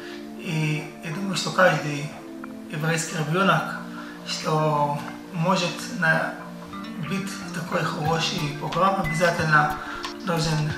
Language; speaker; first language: Russian; non-native, learner; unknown